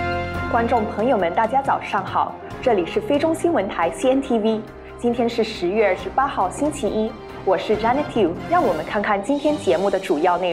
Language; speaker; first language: Chinese; early bilingual, heritage; Chinese